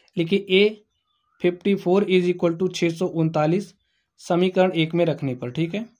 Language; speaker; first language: Hindi; native; Hindi